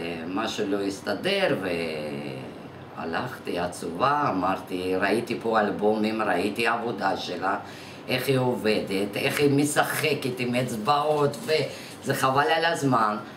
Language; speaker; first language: Hebrew; non-native, fluent; Russian